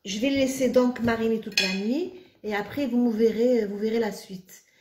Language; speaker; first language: French; non-native, local second language; Arabic